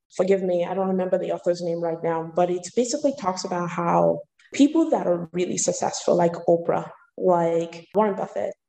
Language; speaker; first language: English; early bilingual, other home language; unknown